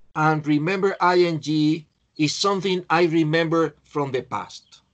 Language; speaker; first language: English; non-native, fluent; Spanish